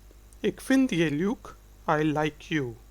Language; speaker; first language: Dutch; non-native, learner; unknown